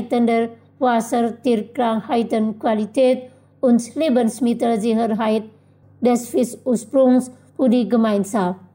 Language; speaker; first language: German; non-native, fluent; Indonesian